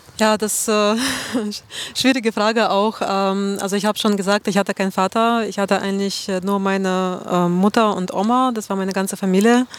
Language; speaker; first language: German; non-native, fluent; Russian